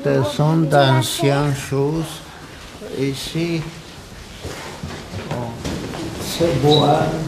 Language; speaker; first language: French; non-native, learner; Polish